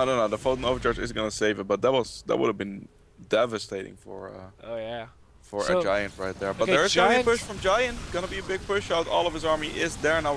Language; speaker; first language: English; non-native, fluent; Dutch